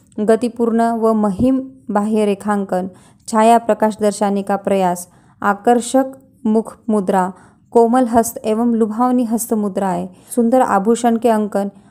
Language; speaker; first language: Hindi; non-native, local second language; Marathi